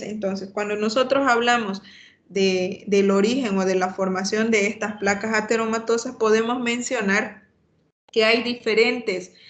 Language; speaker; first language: Spanish; native; Spanish